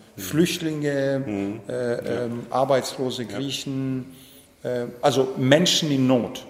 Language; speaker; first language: German; non-native, fluent; Greek